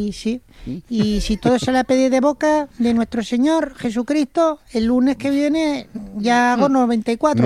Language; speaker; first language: Spanish; native; Spanish